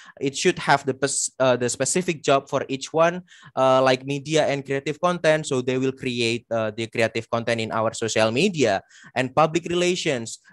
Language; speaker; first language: English; non-native, fluent; Indonesian